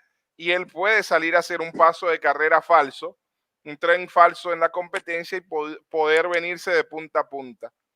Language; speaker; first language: Spanish; native; Spanish